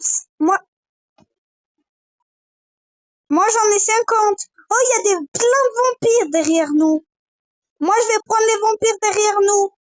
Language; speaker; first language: French; native; French